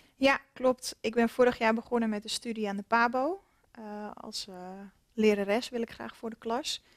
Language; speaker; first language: Dutch; native; Dutch